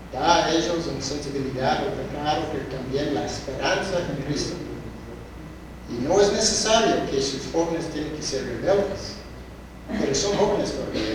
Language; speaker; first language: Spanish; non-native, fluent; English